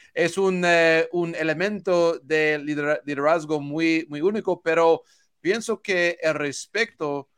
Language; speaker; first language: Spanish; non-native, learner; English